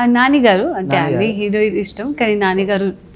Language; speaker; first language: Telugu; non-native, local second language; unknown